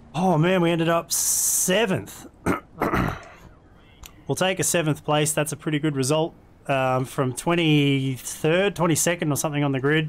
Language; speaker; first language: English; native; English